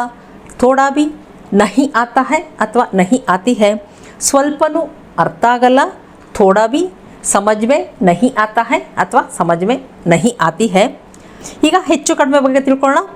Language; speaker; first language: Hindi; non-native, local second language; Kannada